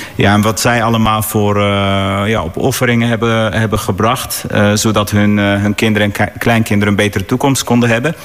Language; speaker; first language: Dutch; early bilingual, other home language; Arabic